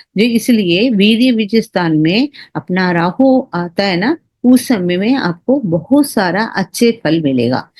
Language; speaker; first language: Hindi; non-native, local second language; Tamil